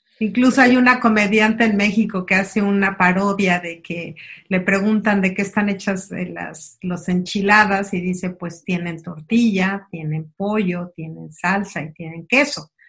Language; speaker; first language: Spanish; native; Spanish